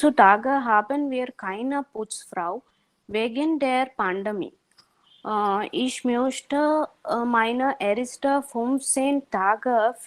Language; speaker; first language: German; non-native, learner; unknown